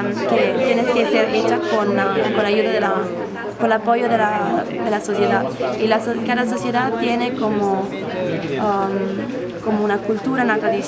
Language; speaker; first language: Spanish; non-native, fluent; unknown